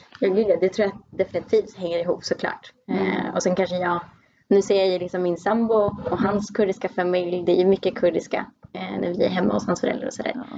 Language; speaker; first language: Swedish; native; Swedish